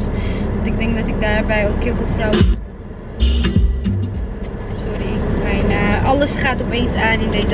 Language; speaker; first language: Dutch; early bilingual, other home language; Turkish